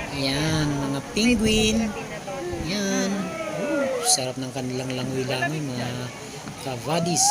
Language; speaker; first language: Filipino; non-native, local second language; Cebuano